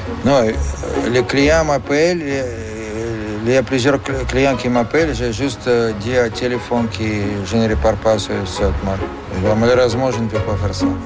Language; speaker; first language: French; non-native, fluent; Russian